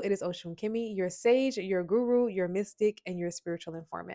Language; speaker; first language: English; native; English